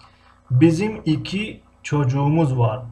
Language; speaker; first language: Turkish; non-native, fluent; Tajik